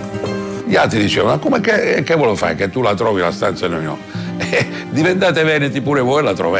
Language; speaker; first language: Italian; native; Italian